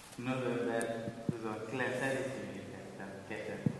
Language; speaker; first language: Hungarian; non-native, learner; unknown